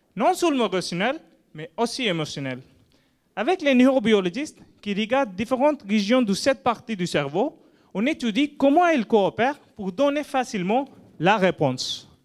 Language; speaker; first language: French; non-native, fluent; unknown